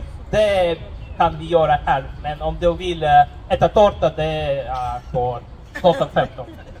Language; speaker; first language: Swedish; non-native, fluent; Russian